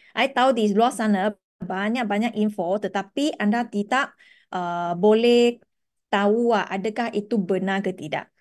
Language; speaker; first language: Malay; non-native, local second language; Chinese